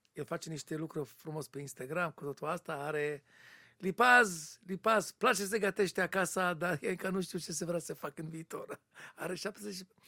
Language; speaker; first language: Romanian; non-native, learner; Hebrew